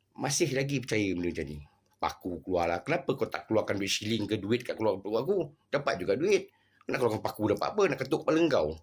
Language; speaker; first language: Malay; native; Malay